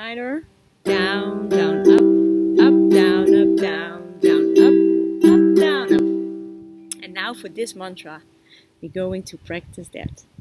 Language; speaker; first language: English; non-native, fluent; Dutch